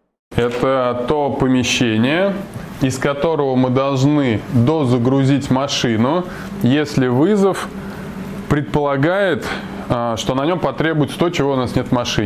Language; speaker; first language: Russian; native; Russian